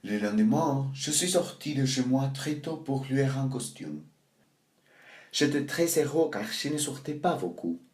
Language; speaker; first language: French; non-native, learner; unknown